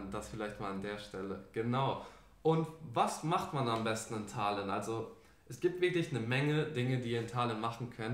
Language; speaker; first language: German; native; German